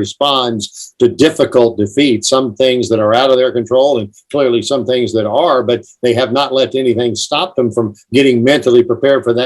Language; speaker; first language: English; native; English